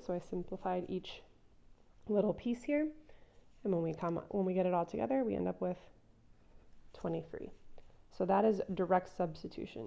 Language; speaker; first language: English; native; English